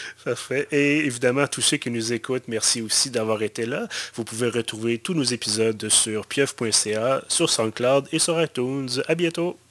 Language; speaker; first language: French; native; French